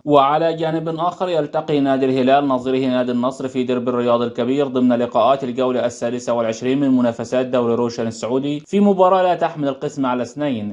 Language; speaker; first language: Arabic; native; Arabic